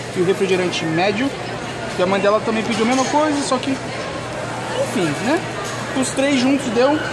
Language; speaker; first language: Portuguese; native; Portuguese